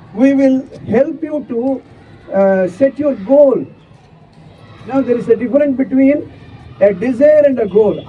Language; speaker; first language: English; non-native, local second language; Tamil